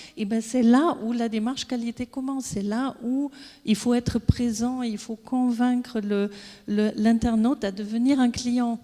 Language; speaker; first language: French; non-native, fluent; German